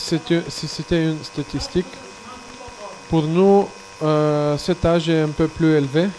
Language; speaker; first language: French; non-native, fluent; Bulgarian